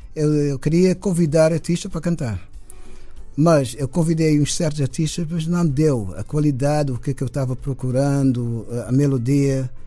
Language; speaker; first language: Portuguese; non-native, local second language; Kabuverdianu